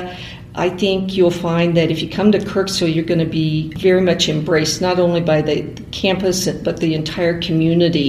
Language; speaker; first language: English; native; English